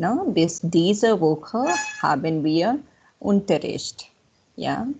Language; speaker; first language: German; non-native, fluent; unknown